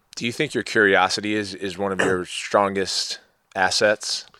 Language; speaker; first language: English; native; English